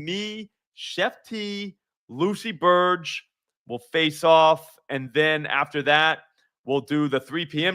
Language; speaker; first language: English; native; English